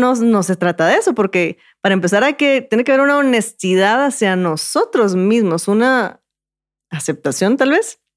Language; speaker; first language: Spanish; native; Spanish